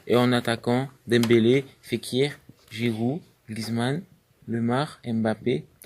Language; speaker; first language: French; native; French